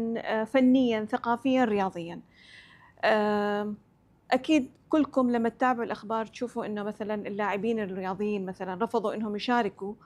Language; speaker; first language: Arabic; native; Arabic